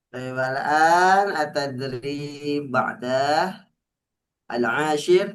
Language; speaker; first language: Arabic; non-native, fluent; Indonesian